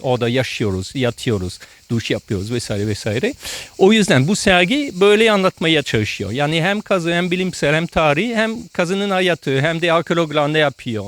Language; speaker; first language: Turkish; non-native, fluent; French